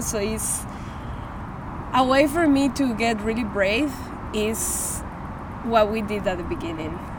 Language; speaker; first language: English; non-native, fluent; Spanish